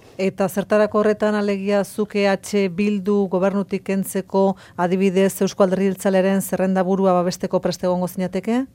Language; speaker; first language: Basque; native; Basque